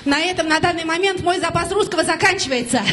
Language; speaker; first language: Russian; native; Russian